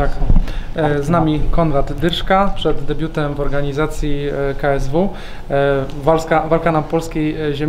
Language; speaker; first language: Polish; native; Polish